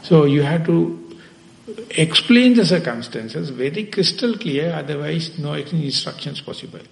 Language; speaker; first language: English; non-native, local second language; Sinhala